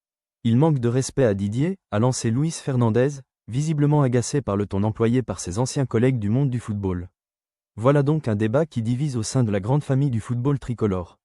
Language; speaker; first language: French; native; French